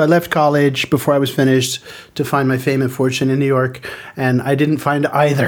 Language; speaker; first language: English; native; English